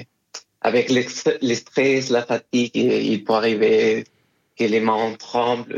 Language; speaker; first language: French; non-native, fluent; Spanish